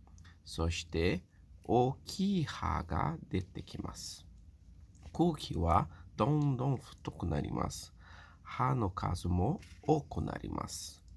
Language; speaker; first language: Japanese; non-native, local second language; Portuguese